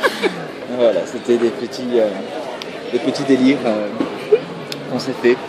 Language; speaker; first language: French; native; French